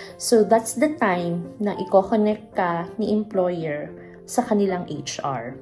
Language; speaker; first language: Filipino; non-native, local second language; Cebuano